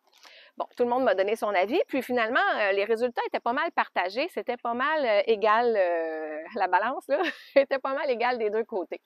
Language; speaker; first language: French; native; French